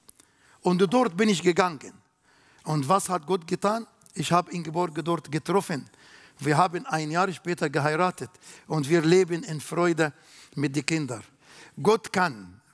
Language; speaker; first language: German; non-native, learner; Arabic